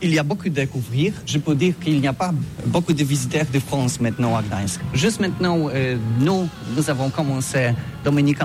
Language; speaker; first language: French; non-native, learner; Polish